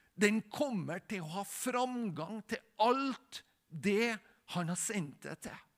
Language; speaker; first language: Norwegian; native; Norwegian